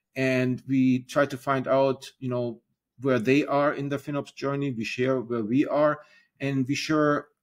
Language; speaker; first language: English; non-native, fluent; German